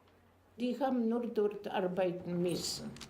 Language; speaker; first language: German; non-native, fluent; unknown